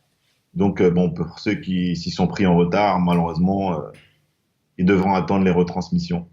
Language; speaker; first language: French; native; French